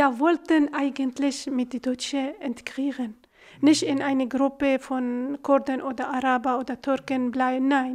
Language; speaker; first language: German; non-native, learner; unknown